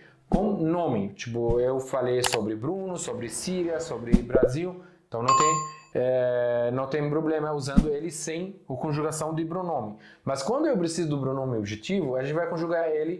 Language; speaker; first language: Portuguese; non-native, fluent; Arabic